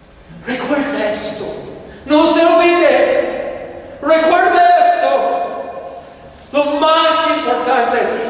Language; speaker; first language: Spanish; non-native, fluent; English